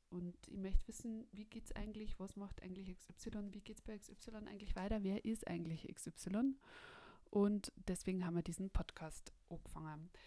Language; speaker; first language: German; native; German